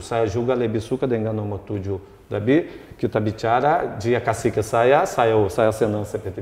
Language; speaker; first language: Indonesian; non-native, fluent; Portuguese